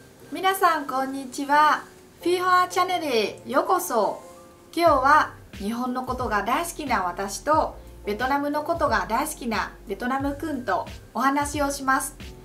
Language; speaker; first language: Japanese; non-native, fluent; Vietnamese